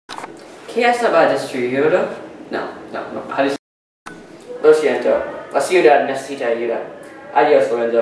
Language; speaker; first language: Spanish; non-native, learner; English